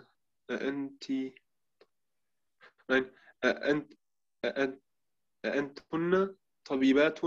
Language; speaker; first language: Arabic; non-native, learner; German